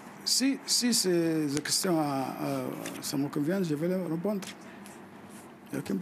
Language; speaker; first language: French; non-native, fluent; Arabic